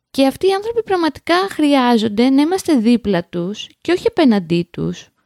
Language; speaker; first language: Greek; native; Greek